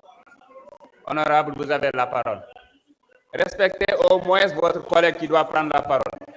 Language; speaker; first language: French; non-native, local second language; Wolof